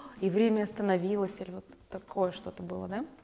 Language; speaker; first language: Russian; native; Russian